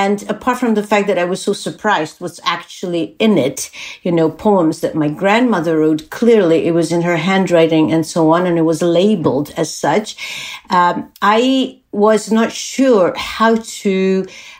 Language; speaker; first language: English; non-native, fluent; Czech